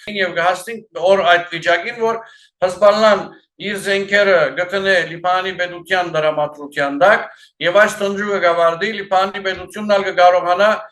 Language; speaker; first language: Armenian; early bilingual, heritage; Armenian